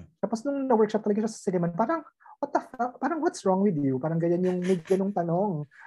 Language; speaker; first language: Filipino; native; Filipino